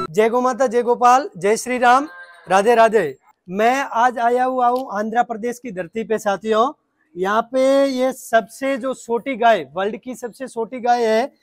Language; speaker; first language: Hindi; native; Hindi